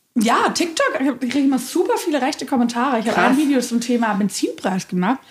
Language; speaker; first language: German; native; German